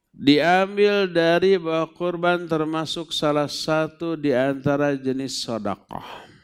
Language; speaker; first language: Indonesian; non-native, local second language; Sundanese